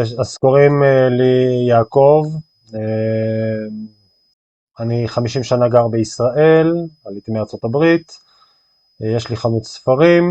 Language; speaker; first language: Hebrew; non-native, fluent; English